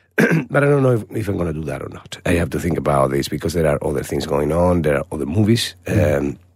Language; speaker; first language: English; non-native, fluent; Spanish